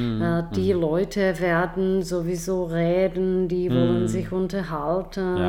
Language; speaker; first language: German; non-native, fluent; Czech